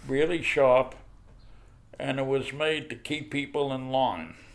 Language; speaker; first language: English; native; English